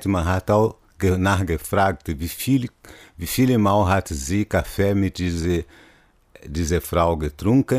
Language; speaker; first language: German; non-native, fluent; Portuguese